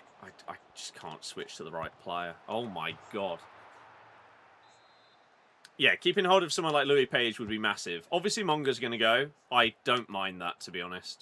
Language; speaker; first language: English; native; English